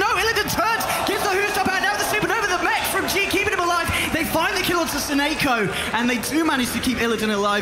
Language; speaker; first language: English; native; English